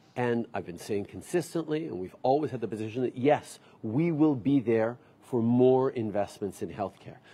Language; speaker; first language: English; early bilingual, other home language; French